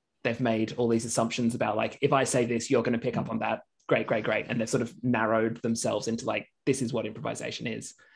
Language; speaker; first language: English; native; English